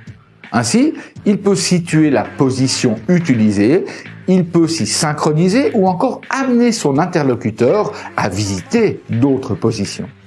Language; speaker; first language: French; native; French